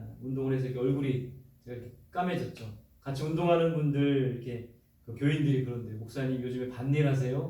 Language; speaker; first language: Korean; native; Korean